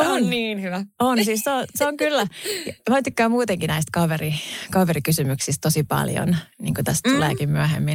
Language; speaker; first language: Finnish; native; Finnish